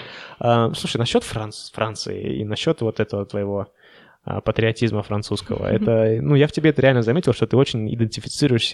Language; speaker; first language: Russian; native; Russian